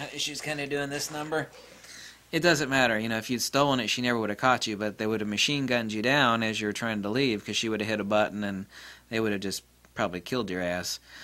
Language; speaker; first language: English; native; English